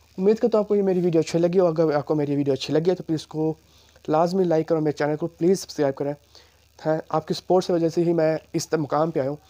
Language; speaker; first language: Urdu; non-native, local second language; Punjabi